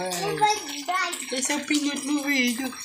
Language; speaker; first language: Portuguese; native; Portuguese